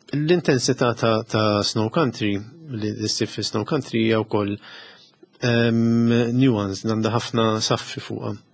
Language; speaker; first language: Maltese; native; Maltese